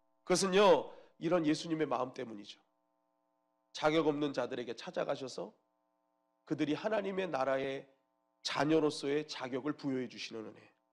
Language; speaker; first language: Korean; native; Korean